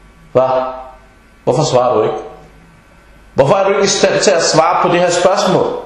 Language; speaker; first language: Danish; early bilingual, other home language; Arabic